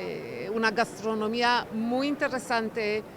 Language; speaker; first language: Spanish; non-native, fluent; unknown